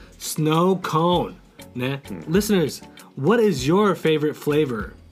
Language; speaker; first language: English; early bilingual, other home language; Japanese